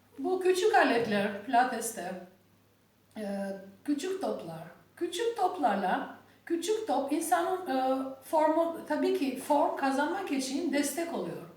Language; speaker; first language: Turkish; non-native, learner; Albanian